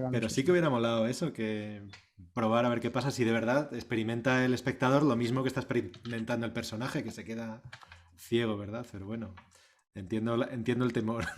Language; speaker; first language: Spanish; native; Spanish